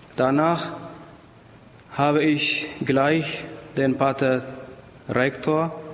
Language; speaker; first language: German; non-native, fluent; Amharic